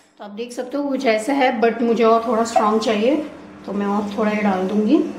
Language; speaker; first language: Hindi; non-native, local second language; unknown